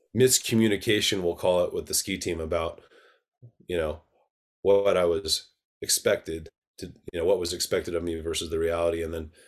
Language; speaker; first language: English; native; English